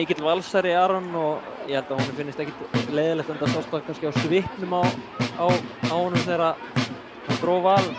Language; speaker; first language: Icelandic; native; Icelandic